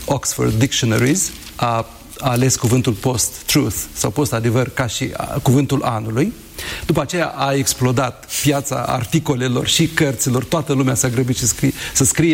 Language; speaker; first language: Romanian; native; Romanian